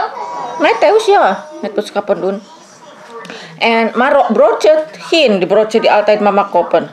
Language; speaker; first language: Dutch; non-native, learner; Indonesian